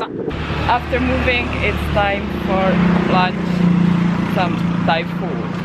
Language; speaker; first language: English; non-native, learner; Czech